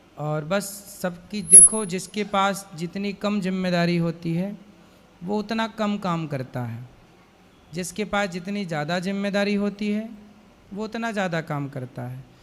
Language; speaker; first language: Hindi; native; Hindi